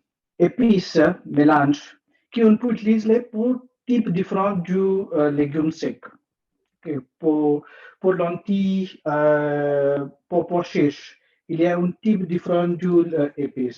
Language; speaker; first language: French; non-native, learner; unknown